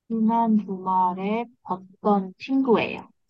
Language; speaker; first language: Korean; non-native, learner; Chinese